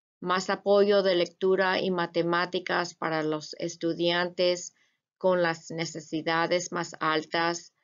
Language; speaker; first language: Spanish; non-native, fluent; English